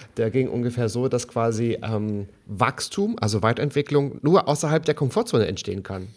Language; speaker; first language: German; native; German